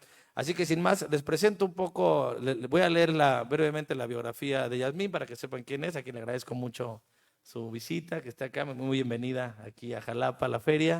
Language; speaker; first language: Spanish; native; Spanish